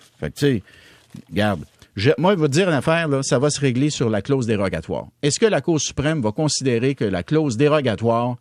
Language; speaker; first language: French; native; French